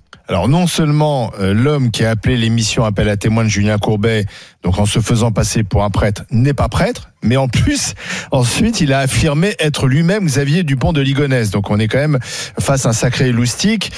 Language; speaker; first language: French; native; French